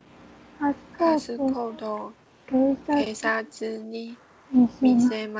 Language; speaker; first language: Japanese; non-native, learner; Chinese